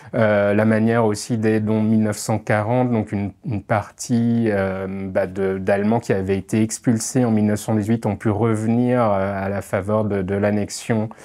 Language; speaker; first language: French; native; French